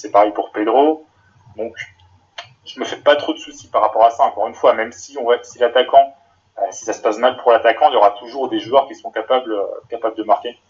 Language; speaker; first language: French; native; French